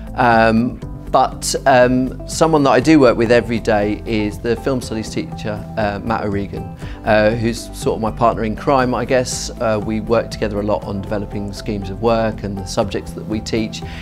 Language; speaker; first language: English; native; English